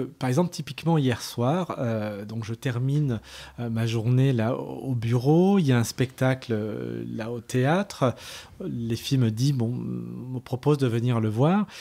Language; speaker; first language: French; early bilingual, other home language; Arabic